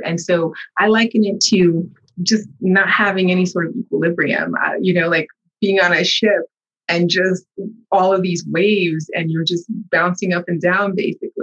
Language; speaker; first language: English; native; English